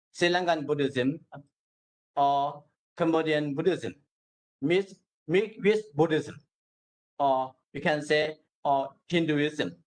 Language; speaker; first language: English; non-native, learner; Burmese